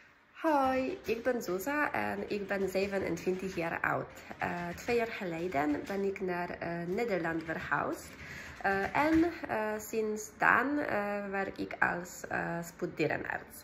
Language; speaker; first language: Dutch; non-native, learner; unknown